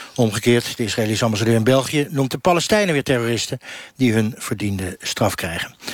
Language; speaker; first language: Dutch; native; Dutch